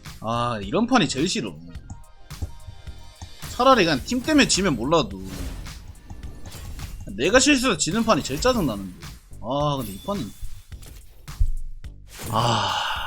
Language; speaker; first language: Korean; native; Korean